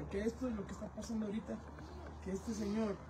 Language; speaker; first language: Spanish; native; Spanish